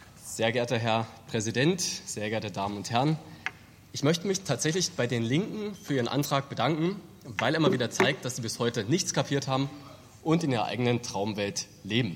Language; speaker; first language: German; native; German